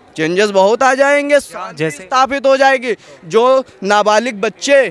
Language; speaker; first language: Hindi; native; Hindi